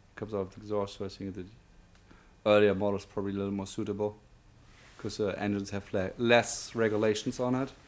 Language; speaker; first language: English; non-native, fluent; German